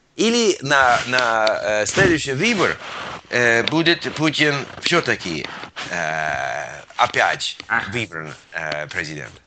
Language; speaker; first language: Russian; non-native, learner; English